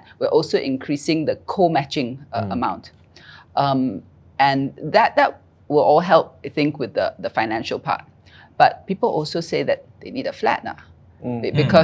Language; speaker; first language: English; native; English